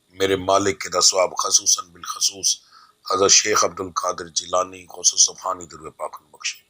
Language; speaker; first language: Urdu; non-native, local second language; Punjabi